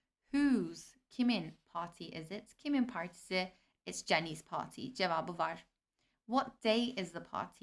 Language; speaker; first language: English; non-native, fluent; Turkish